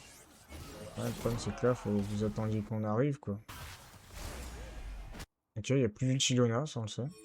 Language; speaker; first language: French; native; French